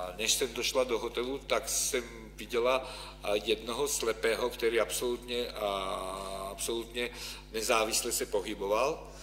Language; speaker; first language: Czech; non-native, fluent; Ukrainian